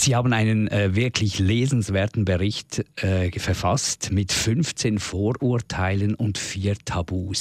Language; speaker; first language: German; native; German